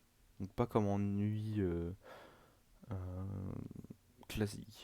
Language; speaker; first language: French; native; French